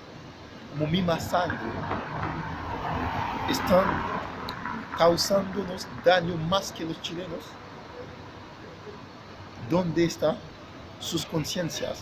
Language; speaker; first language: Spanish; non-native, fluent; Haitian Creole